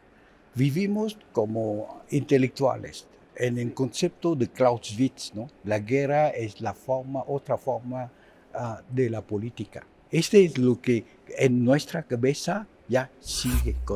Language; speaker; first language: Spanish; non-native, fluent; Haitian Creole